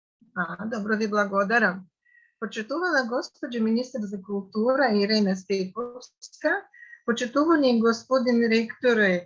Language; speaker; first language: Macedonian; non-native, fluent; Russian